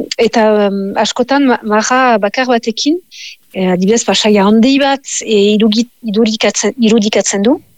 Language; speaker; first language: Basque; native; Basque